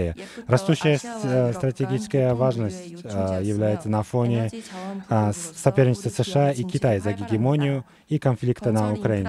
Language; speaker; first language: Russian; non-native, fluent; Korean